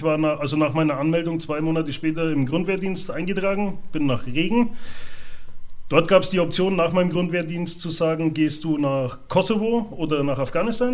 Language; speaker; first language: German; native; German